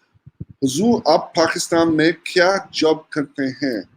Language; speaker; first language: Hindi; non-native, learner; English